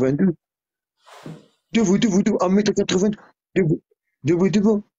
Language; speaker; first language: French; non-native, learner; Arabic